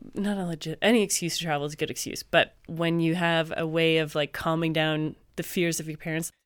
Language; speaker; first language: English; native; English